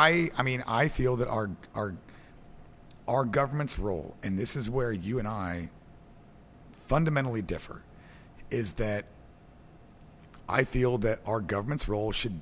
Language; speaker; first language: English; native; English